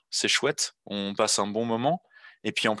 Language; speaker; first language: French; native; French